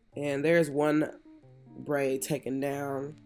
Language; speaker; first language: English; native; English